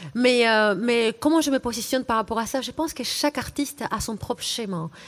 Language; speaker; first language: French; early bilingual, other home language; Spanish